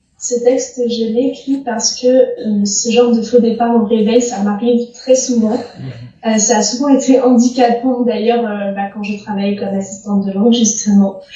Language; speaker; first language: French; non-native, fluent; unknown